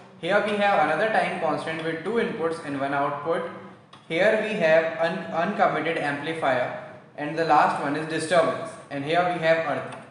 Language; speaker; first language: English; non-native, local second language; Hindi